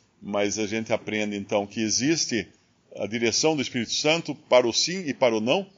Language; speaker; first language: Portuguese; native; Portuguese